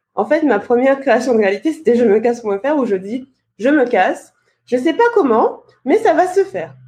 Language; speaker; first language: French; native; French